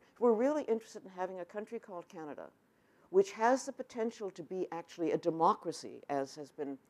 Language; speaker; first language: English; native; English